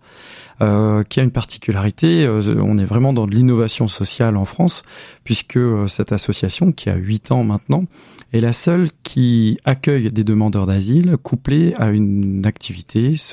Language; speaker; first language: French; native; French